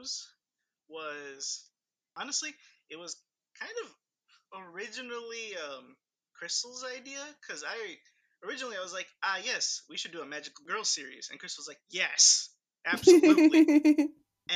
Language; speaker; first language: English; early bilingual, other home language; Spanish